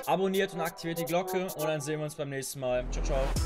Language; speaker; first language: German; native; German